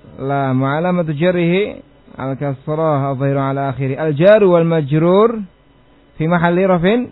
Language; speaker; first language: Arabic; non-native, fluent; Indonesian